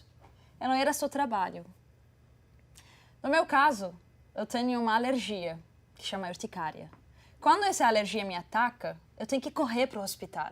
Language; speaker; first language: Portuguese; non-native, fluent; Arabic